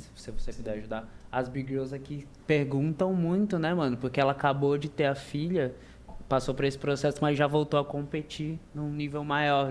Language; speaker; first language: Portuguese; native; Portuguese